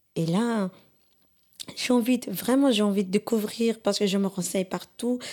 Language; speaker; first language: French; early bilingual, other home language; Somali